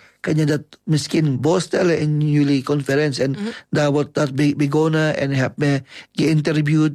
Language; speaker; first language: Dutch; non-native, fluent; Filipino